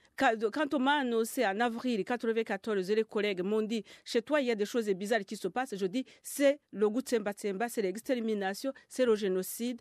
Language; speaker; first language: French; non-native, local second language; Kinyarwanda